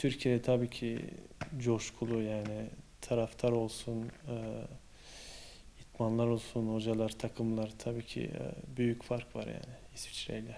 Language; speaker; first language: Turkish; early bilingual, heritage; Turkish